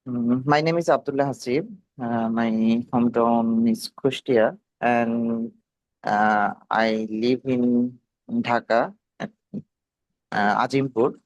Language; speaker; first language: English; non-native, learner; Bangla